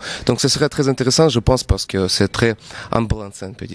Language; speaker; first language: French; non-native, fluent; Russian